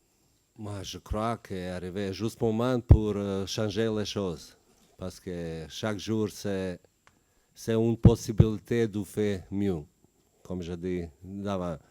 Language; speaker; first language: French; non-native, learner; Bosnian